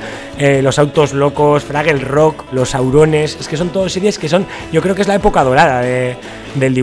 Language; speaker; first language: Spanish; native; Spanish